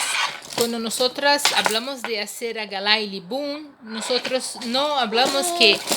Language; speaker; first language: Spanish; non-native, fluent; Portuguese